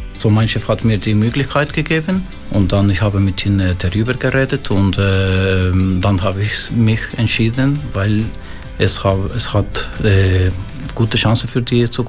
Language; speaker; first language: German; non-native, fluent; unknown